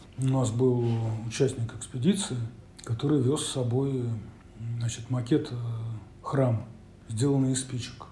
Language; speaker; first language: Russian; native; Russian